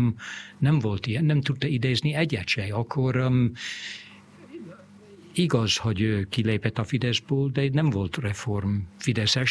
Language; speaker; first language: Hungarian; non-native, fluent; English